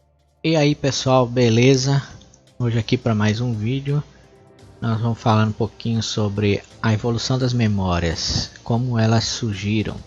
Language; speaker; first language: Portuguese; native; Portuguese